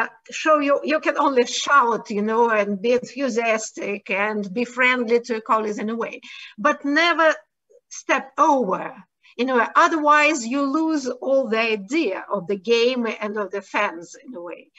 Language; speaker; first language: English; non-native, fluent; Russian